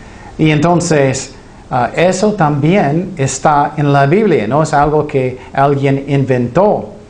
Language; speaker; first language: Spanish; non-native, fluent; English